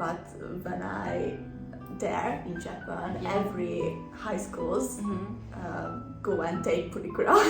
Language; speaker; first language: English; non-native, fluent; Hungarian